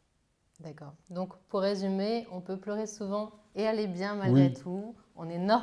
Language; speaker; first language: French; native; French